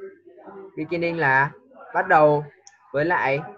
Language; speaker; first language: Vietnamese; native; Vietnamese